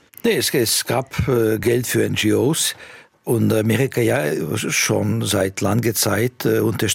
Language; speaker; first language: German; non-native, fluent; Russian